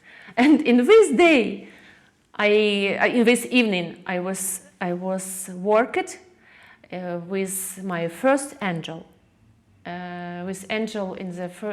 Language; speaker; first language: English; non-native, learner; Russian